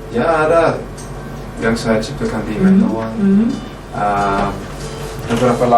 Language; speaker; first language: Indonesian; non-native, fluent; English